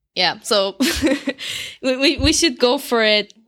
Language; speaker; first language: English; non-native, fluent; Persian